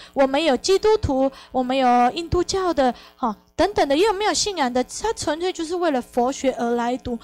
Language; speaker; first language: Chinese; non-native, fluent; Spanish